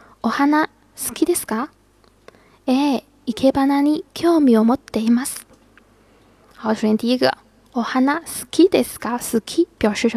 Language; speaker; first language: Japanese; non-native, fluent; Chinese